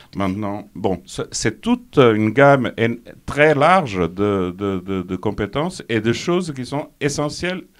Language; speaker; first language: French; non-native, fluent; Portuguese